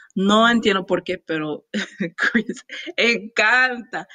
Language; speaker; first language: Spanish; non-native, learner; English